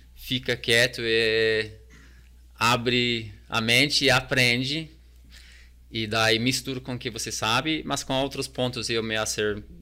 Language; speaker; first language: Portuguese; non-native, fluent; English